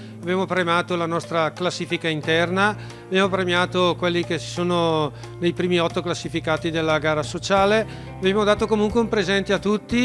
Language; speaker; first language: Italian; native; Italian